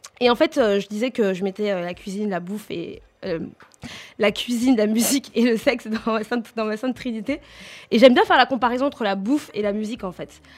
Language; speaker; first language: French; native; French